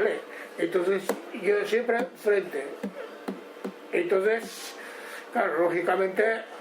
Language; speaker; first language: Spanish; non-native, learner; Japanese